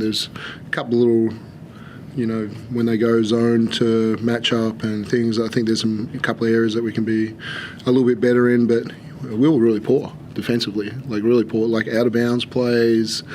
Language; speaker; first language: English; native; English